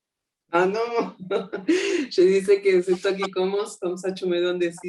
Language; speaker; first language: French; non-native, fluent; Spanish